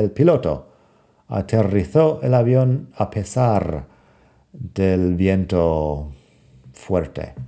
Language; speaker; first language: Spanish; non-native, fluent; English